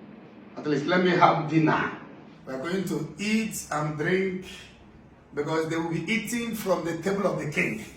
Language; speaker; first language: English; non-native, local second language; Igbo